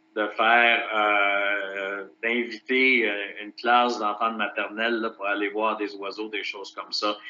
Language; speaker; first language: French; native; French